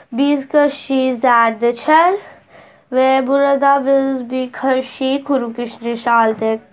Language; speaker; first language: Turkish; non-native, learner; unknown